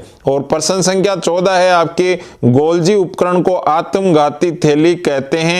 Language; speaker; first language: Hindi; native; Hindi